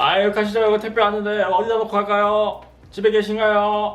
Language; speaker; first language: Korean; native; Korean